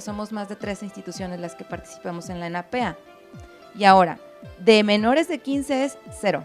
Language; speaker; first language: Spanish; native; Spanish